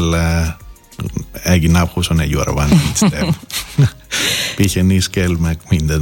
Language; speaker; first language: Hungarian; non-native, fluent; Greek